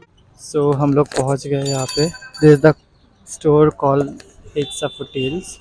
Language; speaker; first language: Hindi; non-native, local second language; Assamese